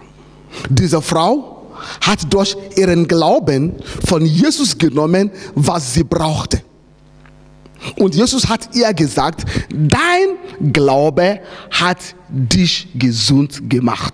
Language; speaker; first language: German; non-native, fluent; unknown